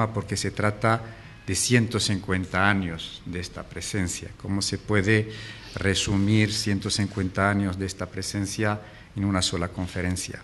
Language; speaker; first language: Spanish; non-native, fluent; Arabic